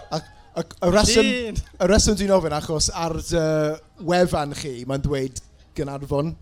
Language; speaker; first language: Welsh; non-native, local second language; English